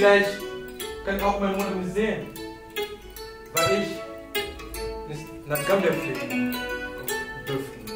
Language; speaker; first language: German; non-native, learner; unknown